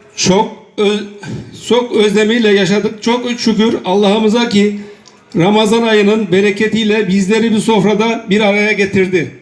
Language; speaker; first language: Turkish; native; Turkish